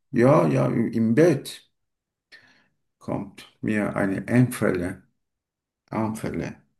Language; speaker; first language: German; non-native, learner; Turkish